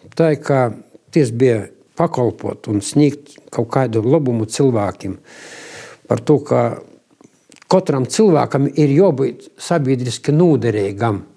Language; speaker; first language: Latvian; native; Latvian